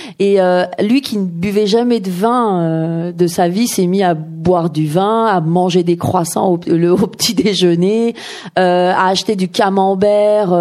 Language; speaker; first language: French; early bilingual, other home language; Persian